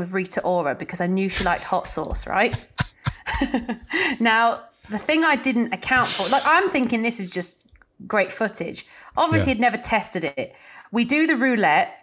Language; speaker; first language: English; native; English